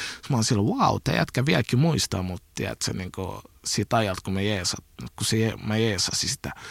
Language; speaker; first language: Finnish; early bilingual, other home language; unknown